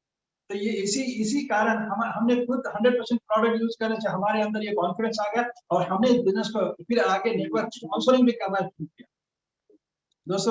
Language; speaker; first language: Hindi; native; Hindi